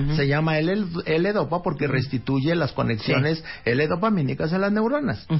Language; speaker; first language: Spanish; native; Spanish